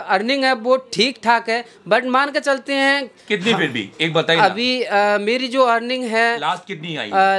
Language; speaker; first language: Hindi; native; Hindi